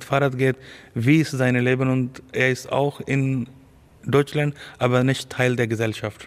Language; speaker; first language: German; non-native, learner; Urdu